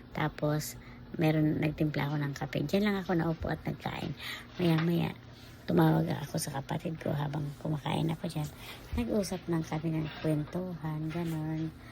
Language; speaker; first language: Filipino; native; Filipino